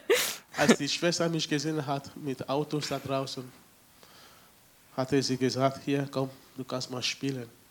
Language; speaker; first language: German; non-native, fluent; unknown